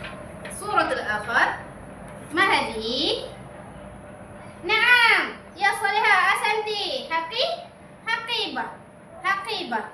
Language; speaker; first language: Arabic; non-native, learner; Malay